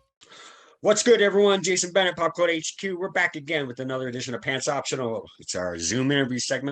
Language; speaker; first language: English; native; English